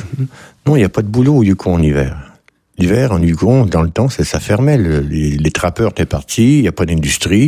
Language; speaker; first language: French; native; French